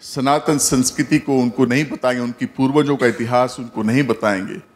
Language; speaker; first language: Hindi; native; Hindi